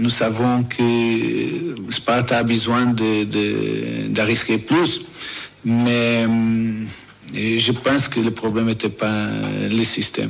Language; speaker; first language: French; non-native, learner; Portuguese